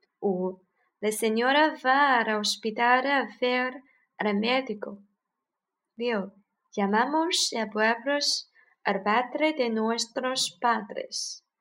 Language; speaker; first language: Spanish; non-native, learner; Chinese